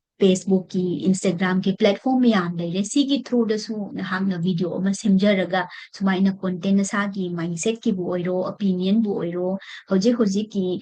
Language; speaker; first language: Manipuri; non-native, local second language; Rongmei Naga